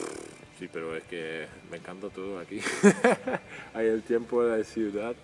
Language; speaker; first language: Spanish; non-native, fluent; Dutch